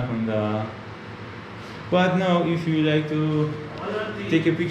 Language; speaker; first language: English; non-native, learner; Persian